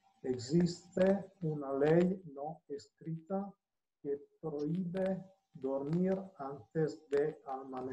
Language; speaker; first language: Spanish; non-native, learner; Italian